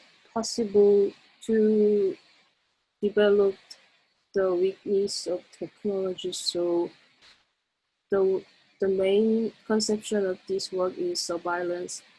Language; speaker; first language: English; non-native, learner; Korean